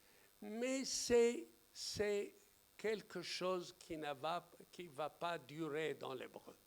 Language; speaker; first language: French; non-native, fluent; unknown